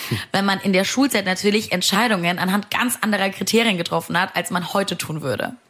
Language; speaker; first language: German; early bilingual, other home language; Romanian